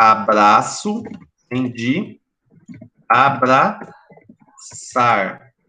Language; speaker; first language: Portuguese; native; Portuguese